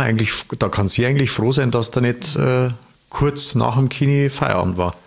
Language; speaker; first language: German; native; German